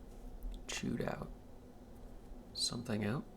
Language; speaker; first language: English; native; English